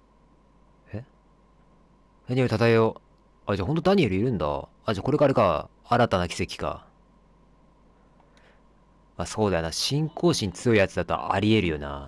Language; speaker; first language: Japanese; native; Japanese